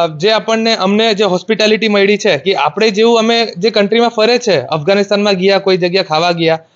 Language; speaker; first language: Gujarati; non-native, local second language; Marathi